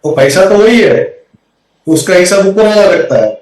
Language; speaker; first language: Hindi; non-native, local second language; Gujarati